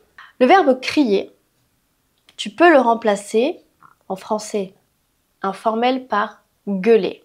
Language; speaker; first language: French; native; French